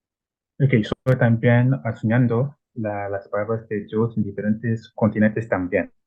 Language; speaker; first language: Spanish; non-native, learner; Italian